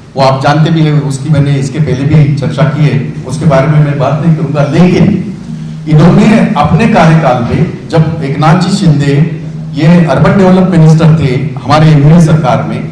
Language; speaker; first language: Hindi; non-native, local second language; Marathi